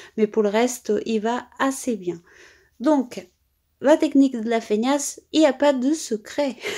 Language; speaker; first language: French; native; French